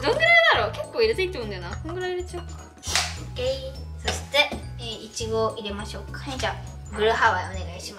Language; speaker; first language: Japanese; native; Japanese